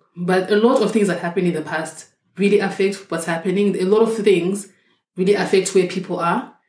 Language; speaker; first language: English; non-native, local second language; Shona